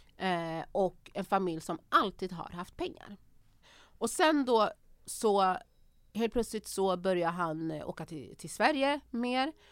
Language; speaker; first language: Swedish; early bilingual, other home language; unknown